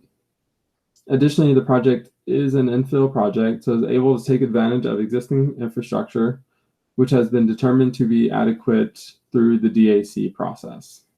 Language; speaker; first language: English; native; English